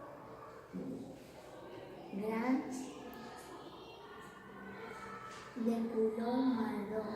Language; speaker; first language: Catalan; early bilingual, other home language; Urdu